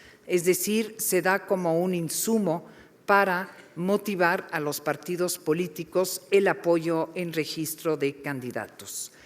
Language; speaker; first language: Spanish; native; Spanish